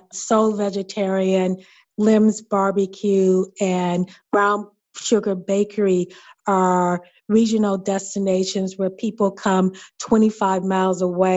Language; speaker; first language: English; native; English